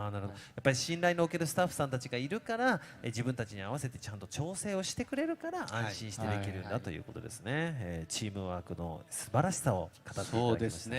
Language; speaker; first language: Japanese; native; Japanese